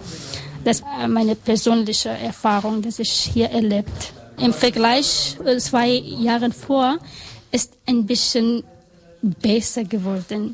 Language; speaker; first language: German; non-native, learner; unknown